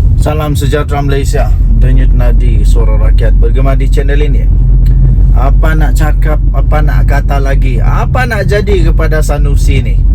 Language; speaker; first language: Malay; non-native, local second language; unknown